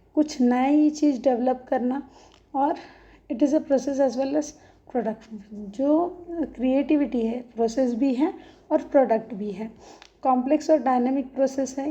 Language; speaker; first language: Hindi; non-native, local second language; Marathi